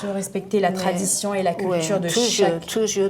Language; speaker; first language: French; native; French